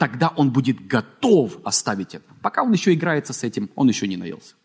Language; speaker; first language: Russian; native; Russian